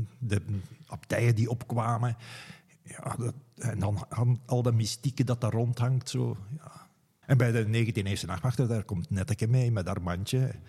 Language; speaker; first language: Dutch; native; Dutch